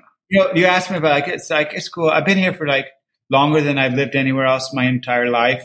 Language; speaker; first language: English; native; English